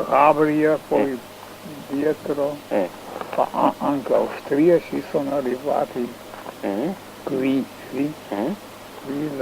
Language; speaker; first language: Italian; non-native, learner; Slovenian